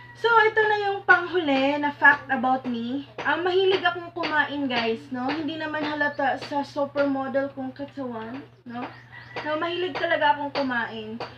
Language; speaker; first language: Filipino; non-native, local second language; Cebuano